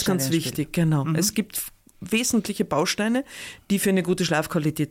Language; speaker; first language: German; native; German